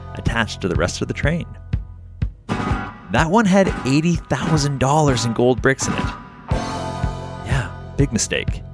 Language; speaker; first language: English; native; English